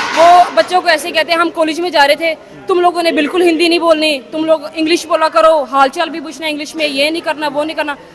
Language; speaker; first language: Urdu; non-native, local second language; Punjabi